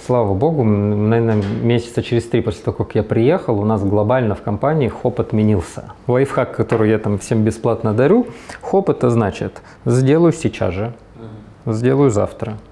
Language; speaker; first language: Russian; native; Russian